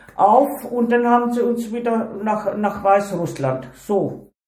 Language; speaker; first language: German; early bilingual, heritage; Ukrainian